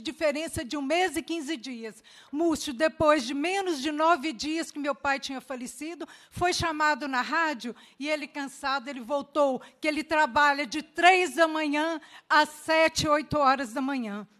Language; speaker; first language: Portuguese; native; Portuguese